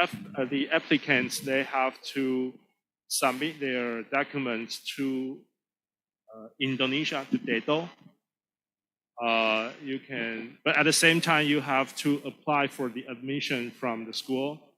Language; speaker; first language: English; non-native, fluent; Chinese